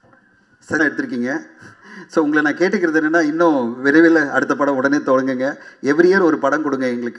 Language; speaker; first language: Tamil; native; Tamil